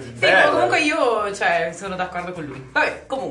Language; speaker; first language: Italian; native; Italian